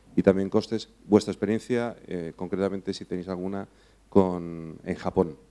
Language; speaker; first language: Spanish; non-native, fluent; English